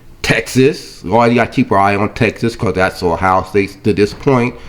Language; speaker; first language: English; native; English